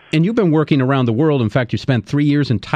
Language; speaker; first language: English; native; English